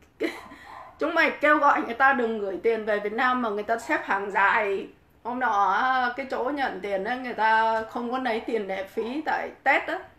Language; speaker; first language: Vietnamese; native; Vietnamese